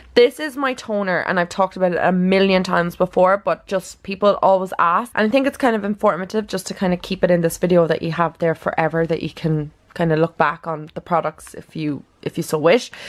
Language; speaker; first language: English; native; English